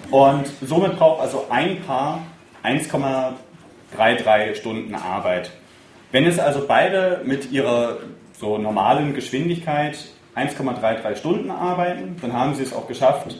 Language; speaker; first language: German; native; German